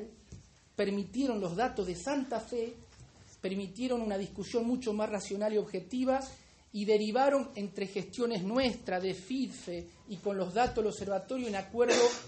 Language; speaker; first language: Spanish; native; Spanish